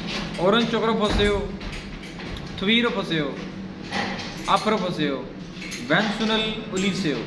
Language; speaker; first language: Korean; non-native, fluent; Punjabi